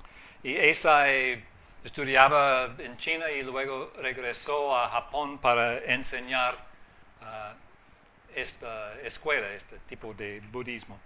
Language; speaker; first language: Spanish; non-native, fluent; English